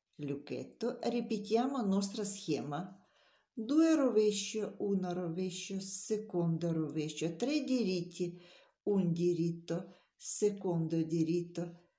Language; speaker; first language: Italian; non-native, learner; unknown